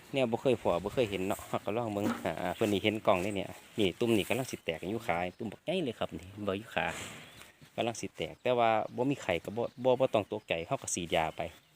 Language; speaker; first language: Thai; native; Thai